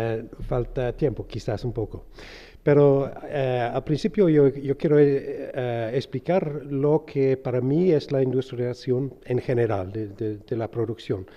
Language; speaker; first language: Spanish; non-native, fluent; English